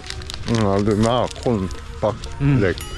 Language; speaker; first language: Thai; non-native, learner; Korean